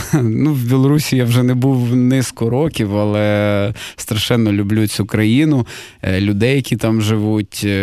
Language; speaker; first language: Ukrainian; native; Ukrainian